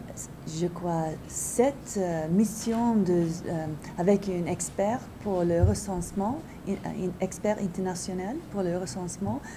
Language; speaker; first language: French; non-native, fluent; English